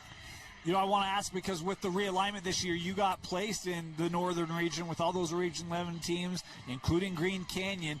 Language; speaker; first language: English; native; English